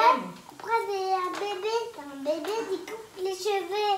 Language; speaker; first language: French; early bilingual, other home language; Vietnamese